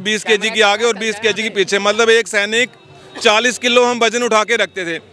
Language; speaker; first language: Hindi; native; Hindi